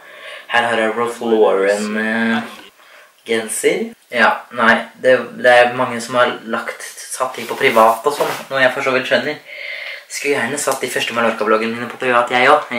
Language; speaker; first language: Norwegian; native; Norwegian